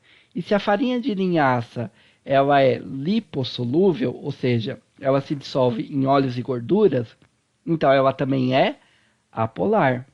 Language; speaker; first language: Portuguese; native; Portuguese